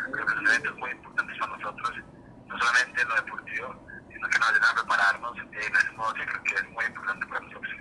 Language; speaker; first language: Spanish; native; Spanish